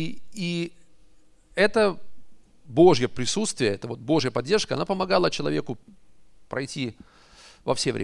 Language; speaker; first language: Russian; native; Russian